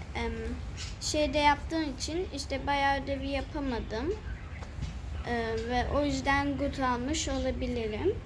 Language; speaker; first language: Turkish; early bilingual, heritage; Turkish